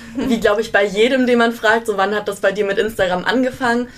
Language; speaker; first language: German; native; German